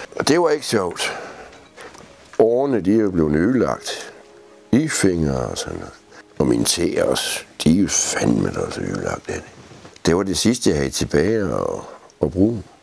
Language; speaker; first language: Danish; native; Danish